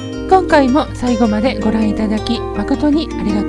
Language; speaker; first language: Japanese; native; Japanese